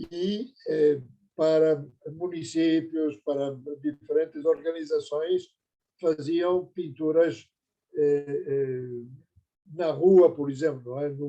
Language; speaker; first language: Portuguese; non-native, fluent; Persian